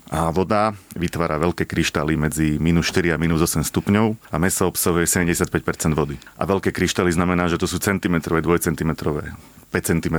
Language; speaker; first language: Slovak; native; Slovak